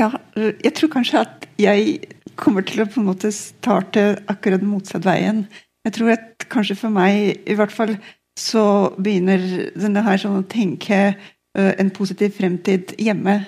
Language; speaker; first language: Norwegian; non-native, fluent; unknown